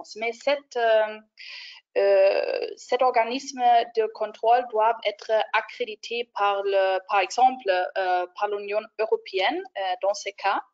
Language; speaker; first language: French; non-native, fluent; German